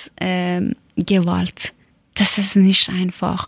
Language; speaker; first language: German; non-native, learner; Persian